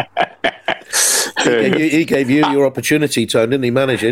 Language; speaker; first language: English; native; English